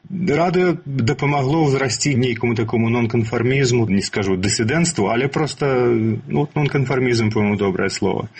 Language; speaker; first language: Belarusian; non-native, local second language; Russian